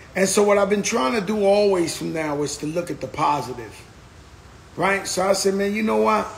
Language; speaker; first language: English; native; English